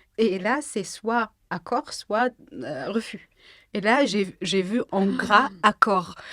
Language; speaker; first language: French; non-native, fluent; Arabic